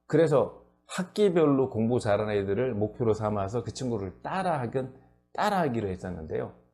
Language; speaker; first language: Korean; native; Korean